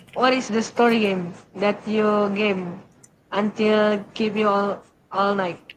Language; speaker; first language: English; non-native, learner; Indonesian